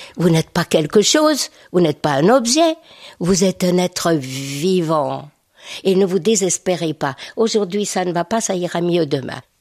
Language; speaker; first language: French; non-native, fluent; Hungarian